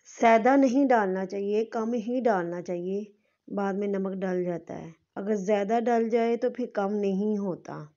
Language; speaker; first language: Urdu; non-native, local second language; Punjabi